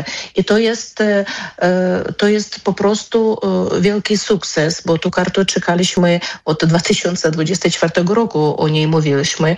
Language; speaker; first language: Polish; non-native, fluent; Ukrainian